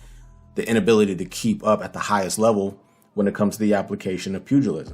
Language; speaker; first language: English; native; English